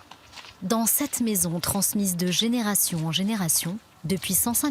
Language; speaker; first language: French; native; French